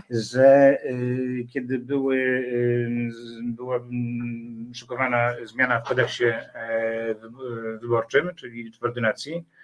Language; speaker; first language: Polish; native; Polish